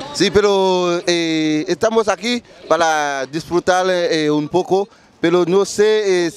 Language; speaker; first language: Spanish; non-native, learner; Haitian Creole